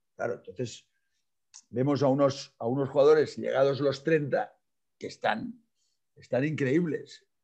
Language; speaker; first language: Spanish; non-native, local second language; Catalan